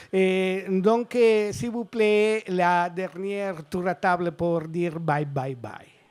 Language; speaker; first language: French; non-native, fluent; Spanish